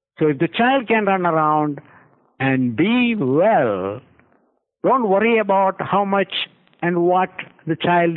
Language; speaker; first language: English; non-native, local second language; Malayalam